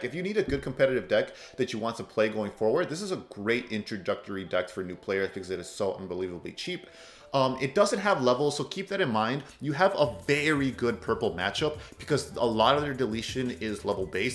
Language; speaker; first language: English; native; English